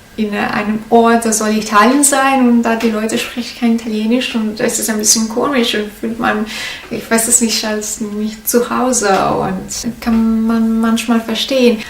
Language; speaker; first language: German; non-native, learner; Italian